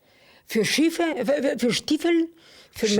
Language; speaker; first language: German; non-native, fluent; Russian